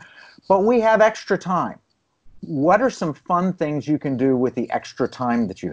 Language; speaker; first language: English; native; English